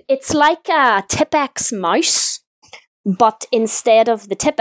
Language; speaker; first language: English; native; English